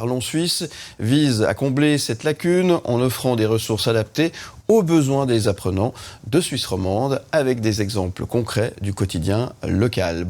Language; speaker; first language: French; native; French